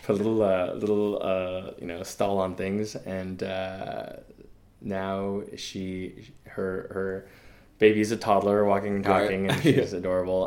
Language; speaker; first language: English; native; English